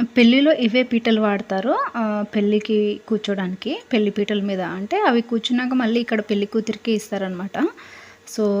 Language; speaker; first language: Telugu; non-native, local second language; Lambadi